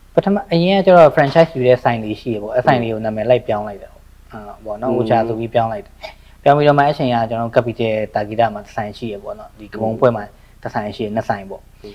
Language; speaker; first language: Burmese; native; Burmese